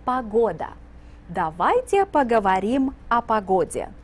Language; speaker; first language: Russian; non-native, fluent; English